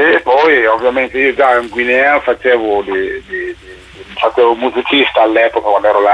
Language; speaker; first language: Italian; non-native, fluent; Upper Guinea Crioulo